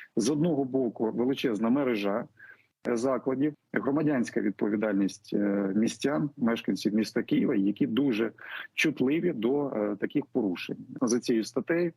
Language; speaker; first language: Ukrainian; native; Ukrainian